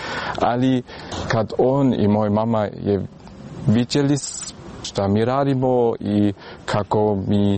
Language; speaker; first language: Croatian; early bilingual, heritage; German